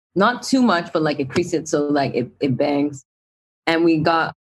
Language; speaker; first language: English; native; English